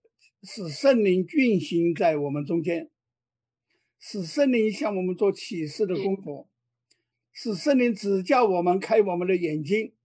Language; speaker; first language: Chinese; native; Chinese